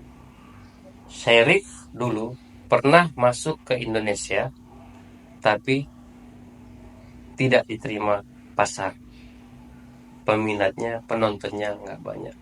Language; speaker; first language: Indonesian; native; Indonesian